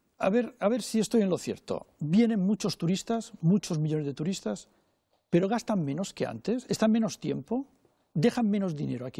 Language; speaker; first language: Spanish; non-native, local second language; Catalan